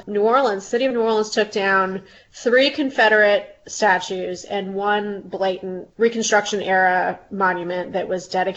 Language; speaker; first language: English; native; English